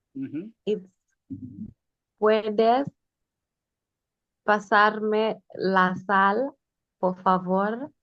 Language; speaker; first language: Spanish; non-native, learner; Swahili